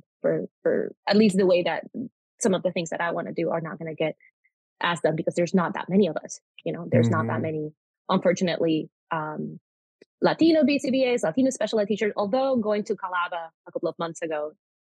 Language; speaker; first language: English; non-native, fluent; Spanish